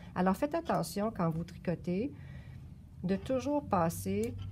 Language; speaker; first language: French; native; French